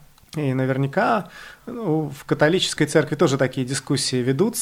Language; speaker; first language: Russian; native; Russian